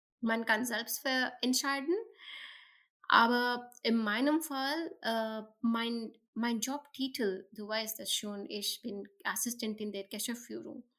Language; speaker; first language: German; non-native, learner; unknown